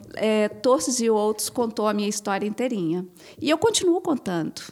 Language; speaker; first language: Portuguese; native; Portuguese